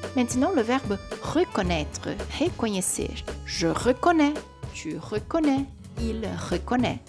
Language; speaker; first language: French; non-native, fluent; Portuguese